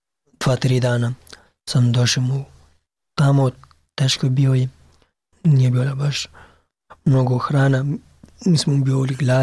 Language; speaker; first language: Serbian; non-native, learner; Pashto